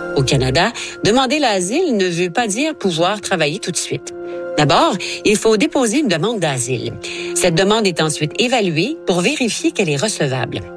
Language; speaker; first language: French; native; French